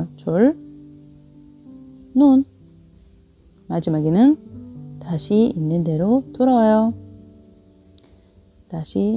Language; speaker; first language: Korean; non-native, fluent; Arabic